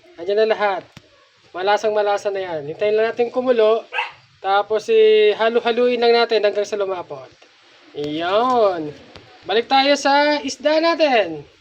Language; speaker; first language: Filipino; native; Filipino